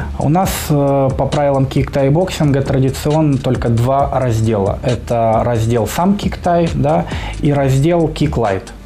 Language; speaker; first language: Russian; native; Russian